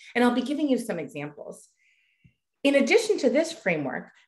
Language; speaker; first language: English; native; English